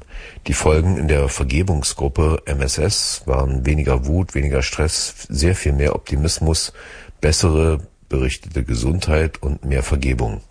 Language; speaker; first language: German; native; German